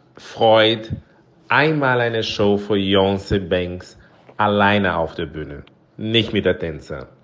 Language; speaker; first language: German; non-native, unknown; Portuguese